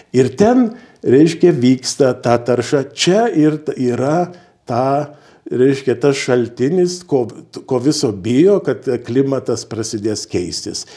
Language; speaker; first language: Lithuanian; early bilingual, heritage; Lithuanian